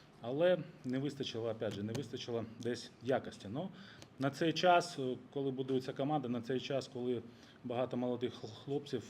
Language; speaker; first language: Ukrainian; non-native, local second language; Russian